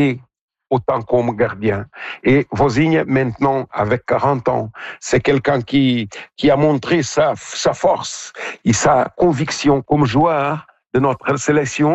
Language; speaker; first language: French; non-native, fluent; Portuguese